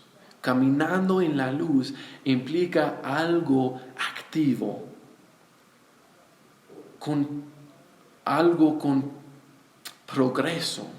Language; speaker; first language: Spanish; non-native, fluent; English